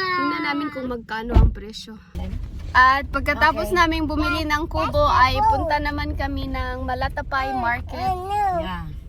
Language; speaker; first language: Filipino; non-native, local second language; Cebuano